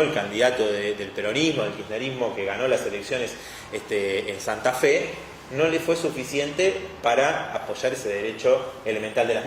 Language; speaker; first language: Spanish; native; Spanish